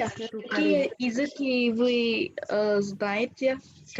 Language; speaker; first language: Russian; non-native, learner; Vietnamese